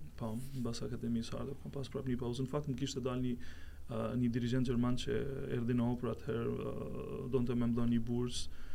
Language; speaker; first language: Albanian; native; Albanian